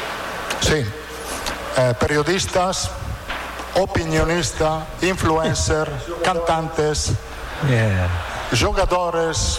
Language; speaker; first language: Portuguese; non-native, fluent; Italian